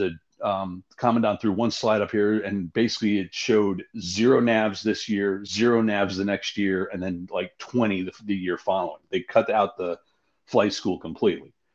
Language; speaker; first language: English; native; English